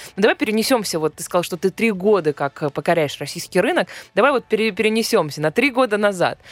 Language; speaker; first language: Russian; non-native, fluent; Serbian